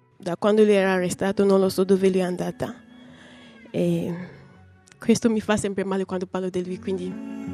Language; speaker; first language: Italian; non-native, learner; English